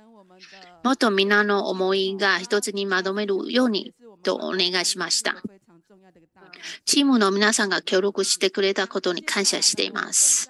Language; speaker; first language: Japanese; non-native, fluent; Chinese